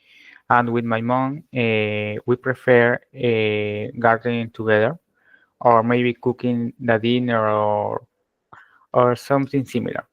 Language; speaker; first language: English; non-native, learner; Spanish